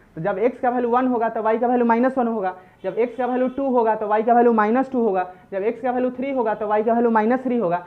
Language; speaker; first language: Hindi; native; Hindi